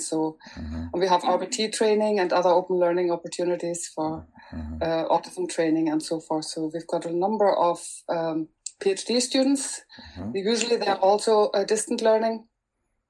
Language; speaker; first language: English; non-native, fluent; German